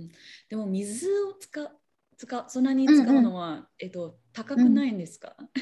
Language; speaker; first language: Japanese; non-native, learner; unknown